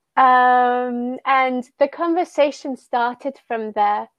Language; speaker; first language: English; early bilingual, other home language; Persian